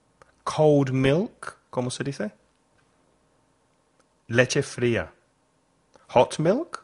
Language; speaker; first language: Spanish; non-native, fluent; English